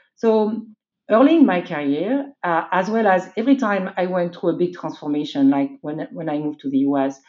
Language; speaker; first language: English; non-native, fluent; French